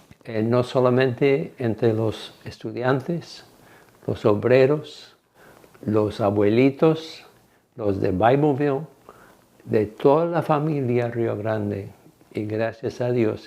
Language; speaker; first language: Spanish; non-native, fluent; English